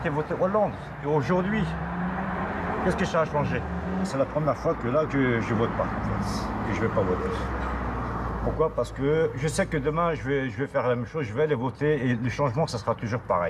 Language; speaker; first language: French; native; French